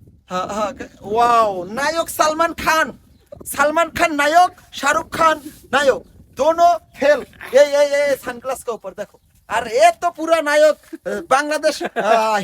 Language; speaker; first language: Hindi; non-native, learner; Bangla